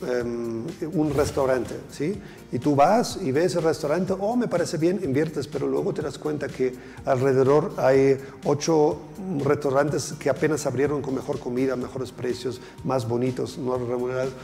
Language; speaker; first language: Spanish; non-native, fluent; German